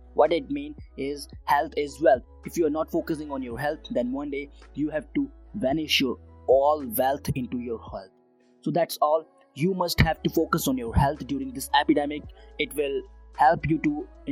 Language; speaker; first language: English; non-native, local second language; Hindi